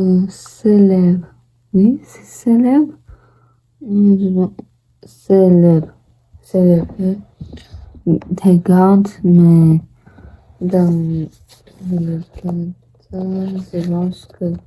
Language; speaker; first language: French; non-native, learner; Portuguese